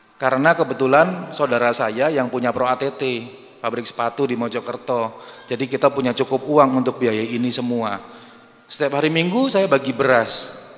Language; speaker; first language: Indonesian; native; Indonesian